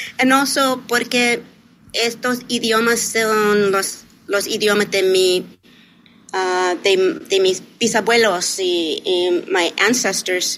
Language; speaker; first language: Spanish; non-native, learner; English